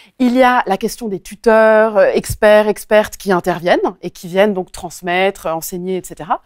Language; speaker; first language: French; native; French